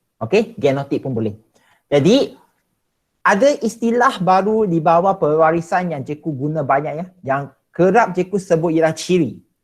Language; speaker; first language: Malay; non-native, local second language; Chinese